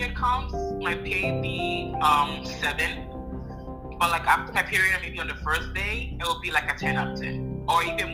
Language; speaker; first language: English; non-native, fluent; Italian